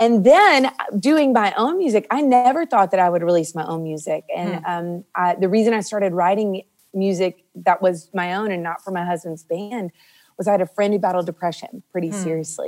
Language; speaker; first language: English; native; English